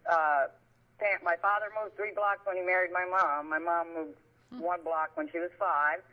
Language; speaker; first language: English; native; English